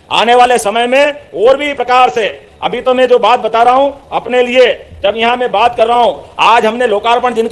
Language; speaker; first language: Hindi; native; Hindi